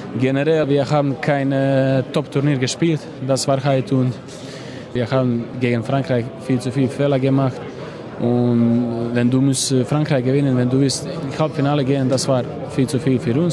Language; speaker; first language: German; non-native, learner; Croatian